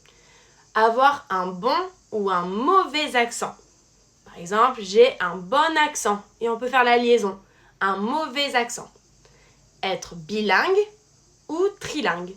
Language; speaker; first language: French; native; French